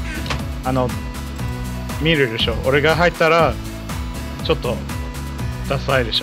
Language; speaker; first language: Japanese; non-native, fluent; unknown